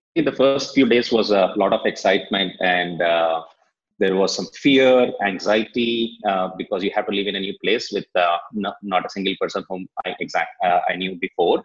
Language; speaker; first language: English; non-native, local second language; Telugu